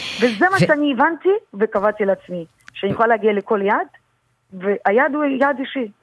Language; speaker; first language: Hebrew; early bilingual, other home language; Russian